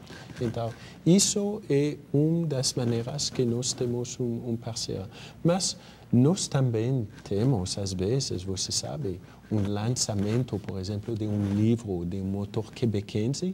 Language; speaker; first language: Portuguese; non-native, fluent; French